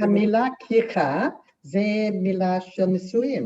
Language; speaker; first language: Hebrew; non-native, learner; English